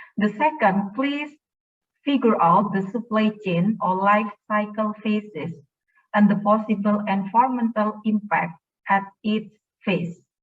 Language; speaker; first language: English; non-native, fluent; Indonesian